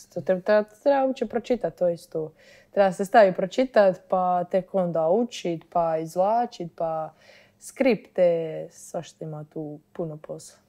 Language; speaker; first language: Croatian; native; Croatian